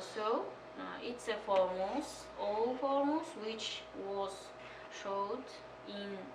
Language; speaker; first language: English; non-native, learner; Kazakh